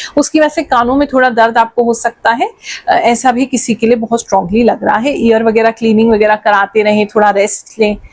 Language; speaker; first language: Hindi; native; Hindi